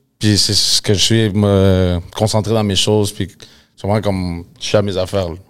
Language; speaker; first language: French; early bilingual, other home language; Spanish